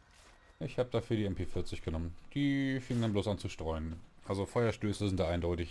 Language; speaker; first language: German; native; German